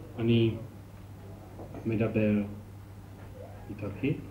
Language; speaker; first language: Hebrew; non-native, learner; Czech